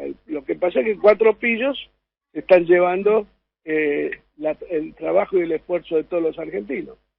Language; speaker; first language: Spanish; native; Spanish